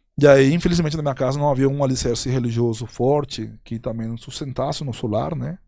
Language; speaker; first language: Portuguese; non-native, fluent; Spanish